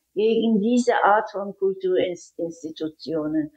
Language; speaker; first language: German; early bilingual, other home language; Turkish